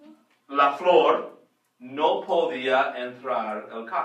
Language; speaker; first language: Spanish; non-native, fluent; English